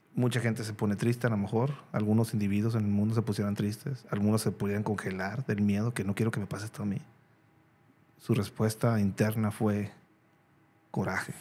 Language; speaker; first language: Spanish; native; Spanish